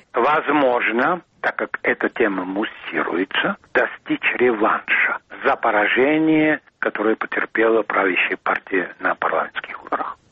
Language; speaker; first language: Russian; non-native, local second language; Georgian